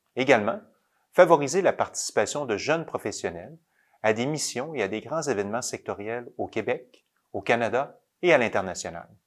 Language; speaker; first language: French; native; French